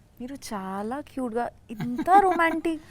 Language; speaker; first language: Telugu; non-native, learner; Bangla